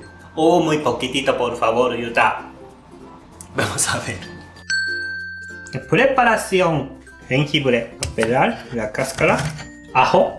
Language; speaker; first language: Spanish; non-native, learner; Japanese